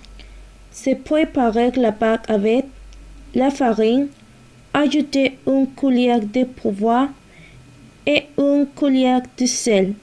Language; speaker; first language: French; non-native, learner; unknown